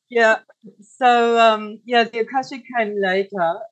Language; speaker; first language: English; non-native, fluent; German